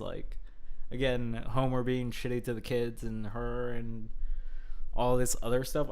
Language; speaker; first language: English; native; English